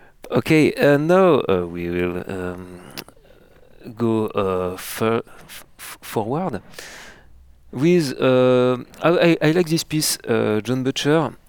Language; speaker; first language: English; non-native, learner; French